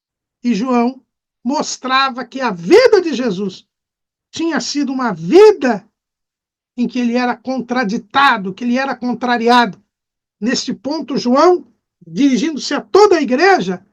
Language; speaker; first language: Portuguese; native; Portuguese